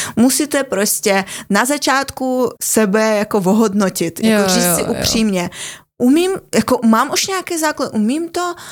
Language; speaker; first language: Czech; non-native, fluent; Russian